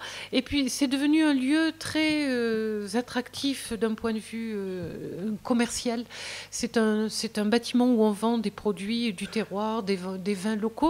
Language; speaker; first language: French; native; French